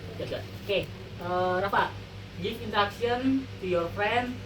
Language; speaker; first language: English; non-native, learner; Indonesian